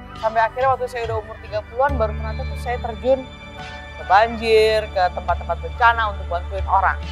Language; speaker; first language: Indonesian; early bilingual, heritage; Indonesian